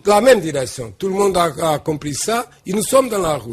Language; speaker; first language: French; non-native, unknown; Portuguese